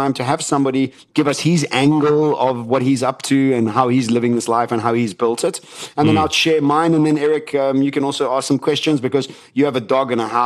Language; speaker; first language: English; native; English